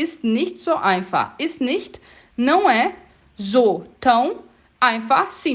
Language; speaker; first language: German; non-native, fluent; Portuguese